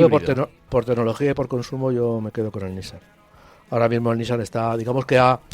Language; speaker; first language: Spanish; native; Spanish